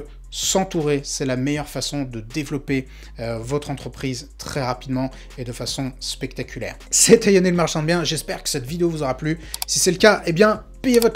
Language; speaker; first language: French; native; French